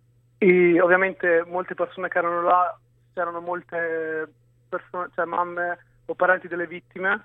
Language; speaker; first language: Italian; native; Italian